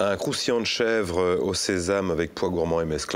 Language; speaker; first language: French; native; French